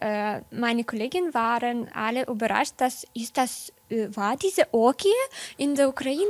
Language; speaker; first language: German; non-native, learner; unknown